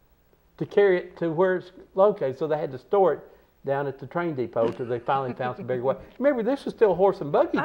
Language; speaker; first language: English; native; English